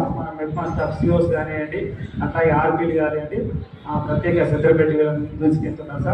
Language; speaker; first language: Telugu; native; Telugu